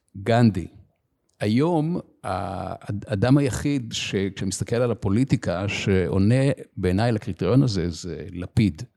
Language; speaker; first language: Hebrew; native; Hebrew